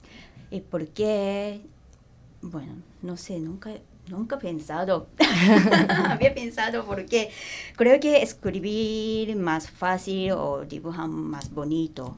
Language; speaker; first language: Spanish; non-native, learner; Japanese